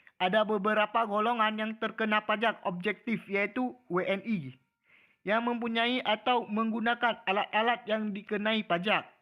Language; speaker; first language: Malay; native; Malay